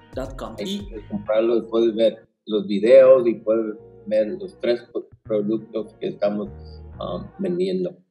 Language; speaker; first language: Spanish; early bilingual, heritage; Spanish